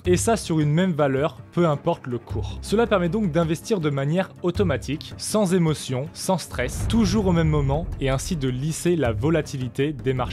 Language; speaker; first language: French; native; French